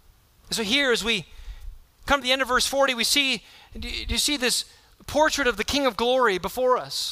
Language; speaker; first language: English; native; English